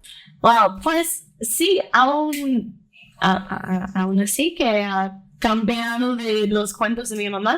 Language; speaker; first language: Spanish; early bilingual, heritage; Spanish